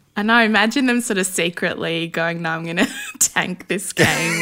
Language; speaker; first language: English; native; English